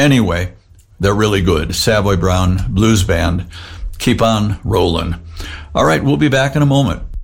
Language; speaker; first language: English; native; English